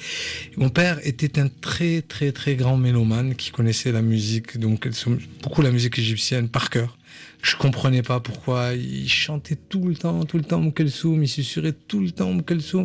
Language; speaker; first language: French; native; French